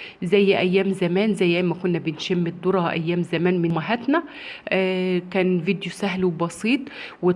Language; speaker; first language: Arabic; native; Arabic